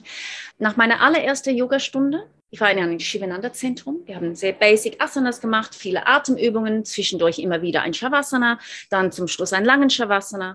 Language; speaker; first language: German; non-native, fluent; English